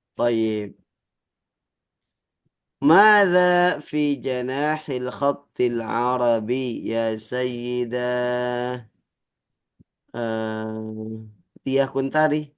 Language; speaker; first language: Arabic; non-native, fluent; Indonesian